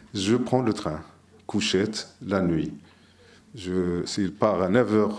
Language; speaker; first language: French; non-native, local second language; Arabic